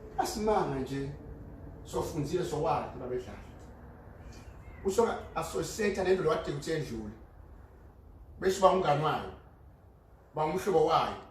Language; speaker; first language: Zulu; non-native, local second language; Swati